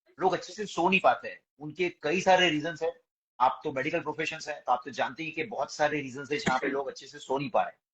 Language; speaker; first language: Hindi; native; Hindi